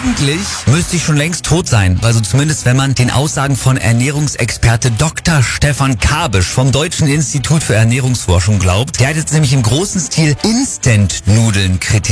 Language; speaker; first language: German; native; German